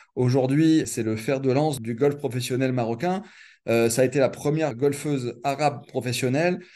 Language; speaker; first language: French; native; French